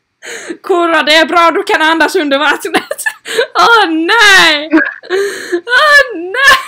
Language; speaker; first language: Swedish; native; Swedish